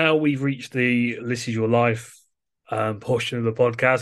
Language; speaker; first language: English; native; English